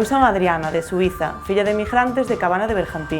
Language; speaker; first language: Galician; early bilingual, heritage; Galician